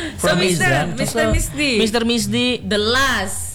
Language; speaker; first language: English; non-native, learner; Indonesian